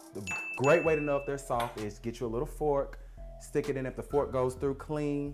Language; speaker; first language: English; native; English